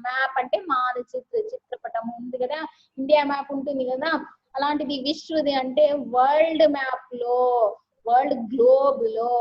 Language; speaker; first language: Telugu; non-native, local second language; Urdu